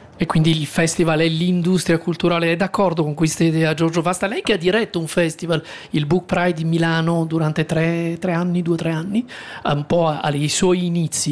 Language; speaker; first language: Italian; native; Italian